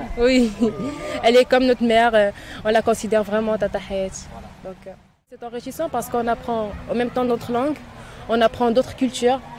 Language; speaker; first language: French; non-native, local second language; Arabic